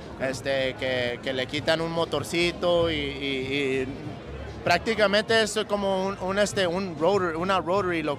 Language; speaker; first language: Spanish; early bilingual, heritage; Spanish